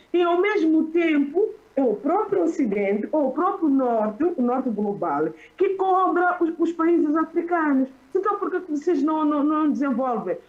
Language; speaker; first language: Portuguese; non-native, local second language; Tsonga